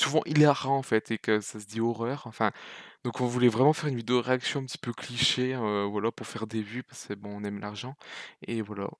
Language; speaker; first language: French; native; French